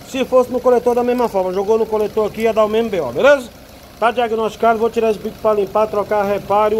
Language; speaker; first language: Portuguese; native; Portuguese